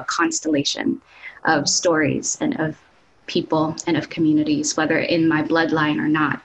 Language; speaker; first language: English; non-native, local second language; Filipino